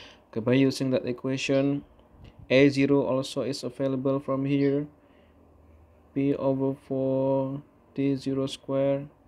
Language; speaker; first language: English; non-native, fluent; Indonesian